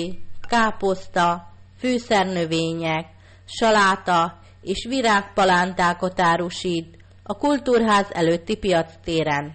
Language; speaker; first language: Hungarian; native; Hungarian